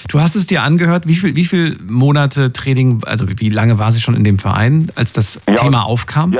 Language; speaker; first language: German; native; German